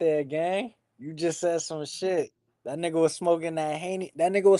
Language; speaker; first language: English; native; English